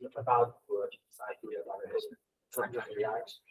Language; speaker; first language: English; non-native, learner; Chinese